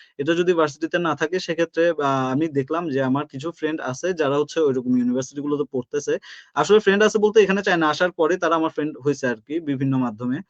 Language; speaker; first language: Bangla; native; Bangla